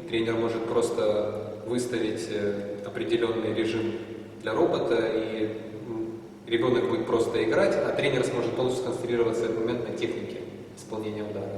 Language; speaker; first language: Russian; native; Russian